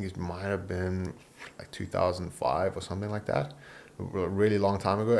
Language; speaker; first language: English; native; English